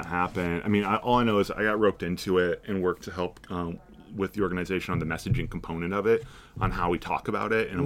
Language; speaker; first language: English; native; English